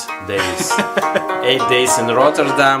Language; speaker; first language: English; non-native, learner; Russian